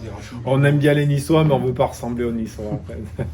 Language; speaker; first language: French; native; French